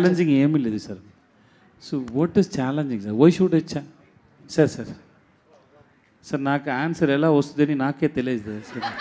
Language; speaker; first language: Telugu; non-native, learner; Tamil